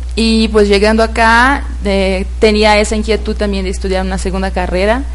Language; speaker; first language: Spanish; non-native, fluent; Portuguese